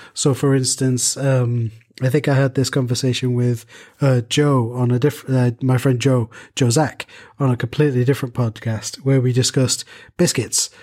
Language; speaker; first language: English; native; English